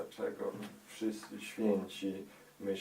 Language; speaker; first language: Polish; early bilingual, heritage; Polish